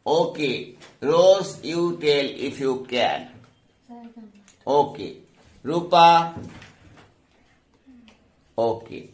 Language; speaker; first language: English; non-native, fluent; Bangla